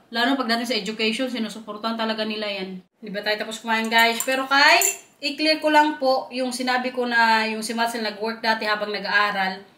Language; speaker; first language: Filipino; non-native, local second language; Waray